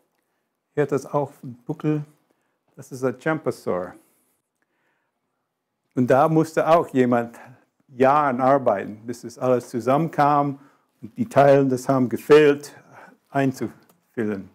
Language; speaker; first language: German; non-native, fluent; English